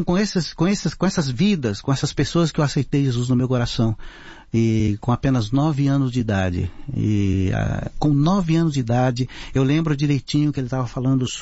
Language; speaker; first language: Portuguese; non-native, local second language; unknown